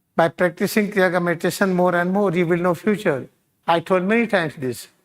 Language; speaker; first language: English; non-native, local second language; Hindi